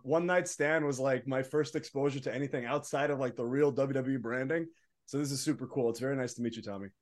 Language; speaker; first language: English; early bilingual, other home language; Arabic